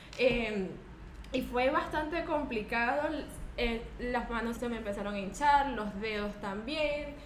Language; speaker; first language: Spanish; native; Spanish